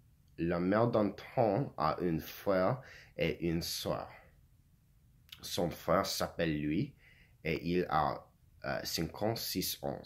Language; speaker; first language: French; non-native, learner; English